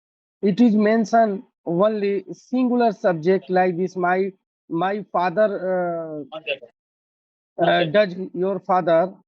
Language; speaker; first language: English; non-native, learner; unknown